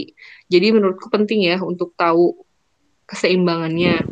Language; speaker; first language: Indonesian; native; Indonesian